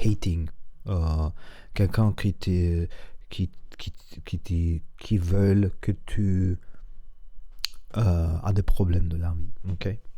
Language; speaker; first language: French; non-native, learner; Spanish